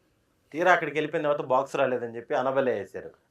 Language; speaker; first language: Telugu; native; Telugu